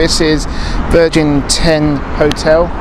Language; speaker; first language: English; native; English